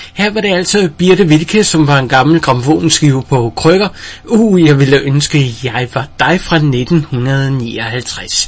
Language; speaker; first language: Danish; native; Danish